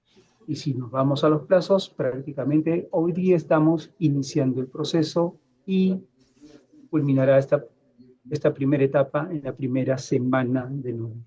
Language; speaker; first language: Spanish; native; Spanish